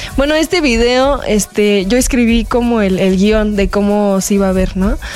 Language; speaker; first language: Spanish; non-native, fluent; Korean